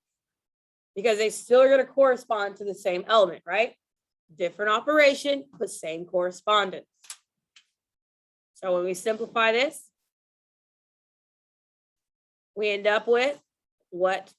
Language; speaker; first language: English; native; English